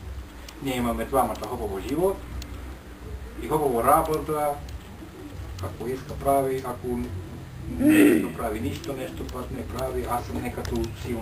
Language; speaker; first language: Bulgarian; non-native, learner; Finnish